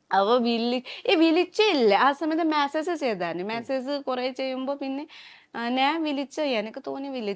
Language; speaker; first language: Malayalam; non-native, learner; Nepali